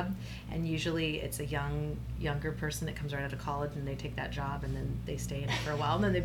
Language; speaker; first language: English; native; English